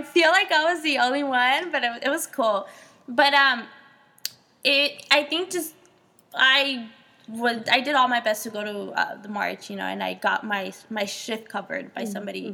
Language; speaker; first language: English; early bilingual, other home language; Spanish